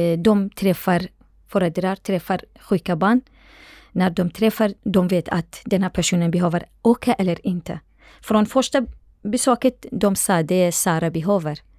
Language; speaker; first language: Swedish; non-native, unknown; Central Kurdish